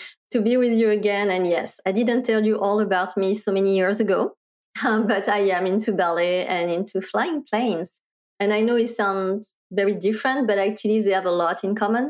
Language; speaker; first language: English; non-native, fluent; French